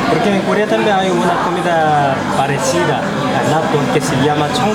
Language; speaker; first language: Spanish; non-native, fluent; Korean